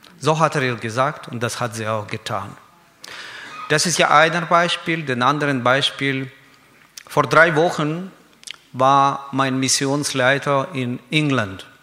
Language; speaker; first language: German; non-native, fluent; Russian